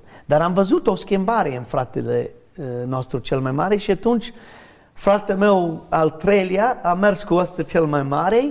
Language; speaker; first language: Romanian; non-native, fluent; English